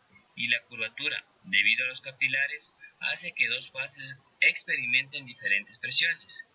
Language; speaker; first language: Spanish; native; Spanish